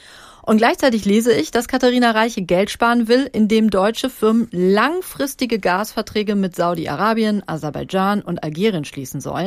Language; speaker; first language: German; native; German